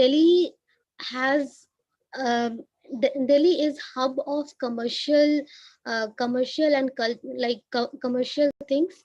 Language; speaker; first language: English; non-native, learner; Hindi